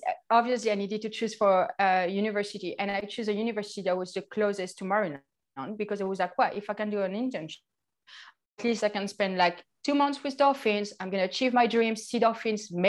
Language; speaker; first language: English; non-native, fluent; French